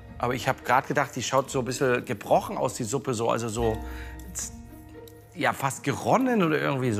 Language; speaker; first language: German; native; German